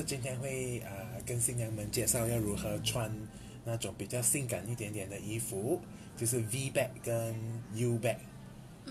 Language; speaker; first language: Chinese; native; Chinese